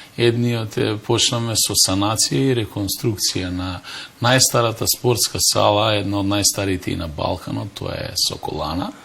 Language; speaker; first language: Macedonian; native; Macedonian